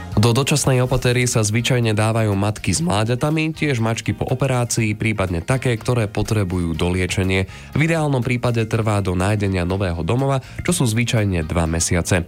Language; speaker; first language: Slovak; native; Slovak